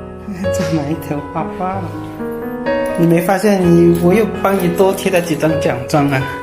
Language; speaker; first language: Chinese; native; Chinese